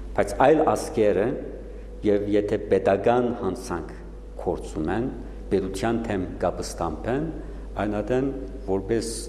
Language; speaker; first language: Armenian; native; Armenian